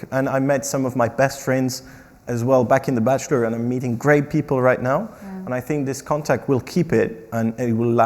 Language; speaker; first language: English; non-native, fluent; French